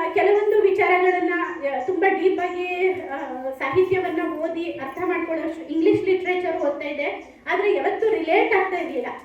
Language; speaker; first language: Kannada; non-native, local second language; Urdu